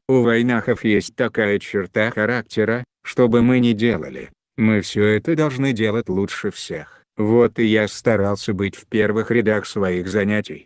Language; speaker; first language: Russian; non-native, local second language; Chechen